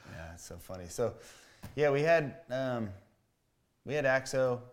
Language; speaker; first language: English; native; English